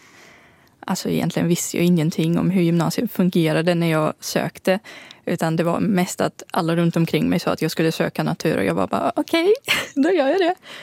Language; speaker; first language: Swedish; non-native, fluent; Ukrainian